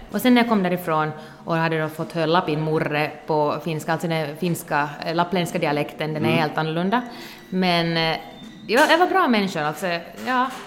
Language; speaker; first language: Swedish; native; Swedish